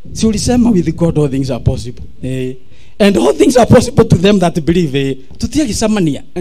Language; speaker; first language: English; non-native, local second language; Swahili